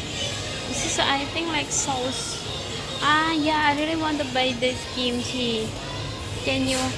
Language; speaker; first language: English; non-native, learner; Serbian